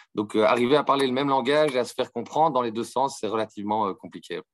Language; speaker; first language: French; native; French